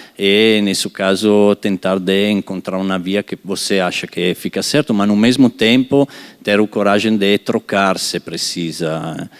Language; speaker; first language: Portuguese; non-native, fluent; Italian